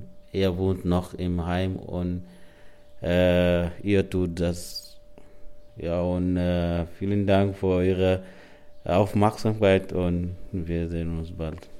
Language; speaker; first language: German; non-native, learner; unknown